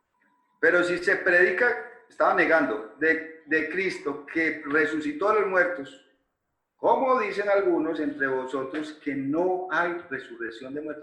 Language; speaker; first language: Spanish; native; Spanish